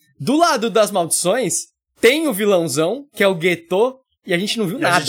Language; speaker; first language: Portuguese; native; Portuguese